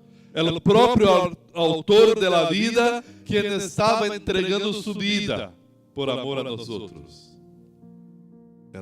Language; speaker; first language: Spanish; non-native, fluent; Portuguese